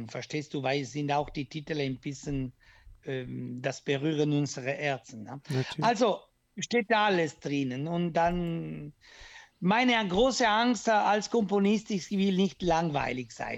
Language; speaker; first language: German; non-native, learner; Italian